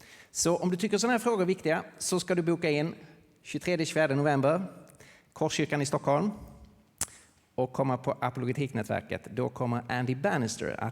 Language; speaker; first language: Swedish; native; Swedish